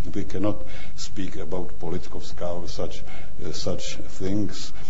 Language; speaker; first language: English; non-native, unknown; Czech